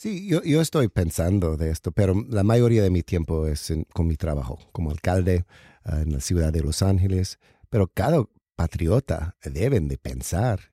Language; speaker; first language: Spanish; non-native, learner; English